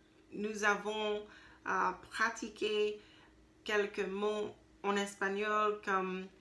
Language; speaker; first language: French; non-native, learner; English